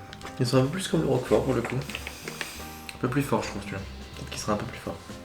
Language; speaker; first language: French; native; French